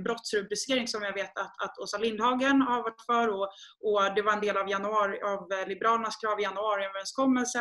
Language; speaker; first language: Swedish; native; Swedish